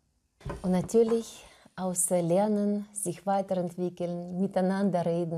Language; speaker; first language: German; non-native, fluent; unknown